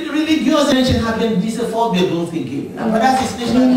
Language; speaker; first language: German; non-native, learner; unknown